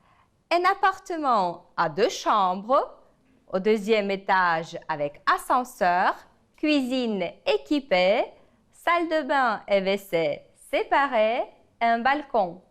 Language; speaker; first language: French; non-native, fluent; Ukrainian